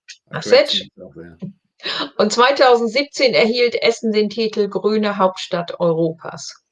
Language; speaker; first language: German; non-native, learner; English